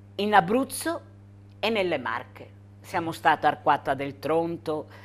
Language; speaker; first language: Italian; native; Italian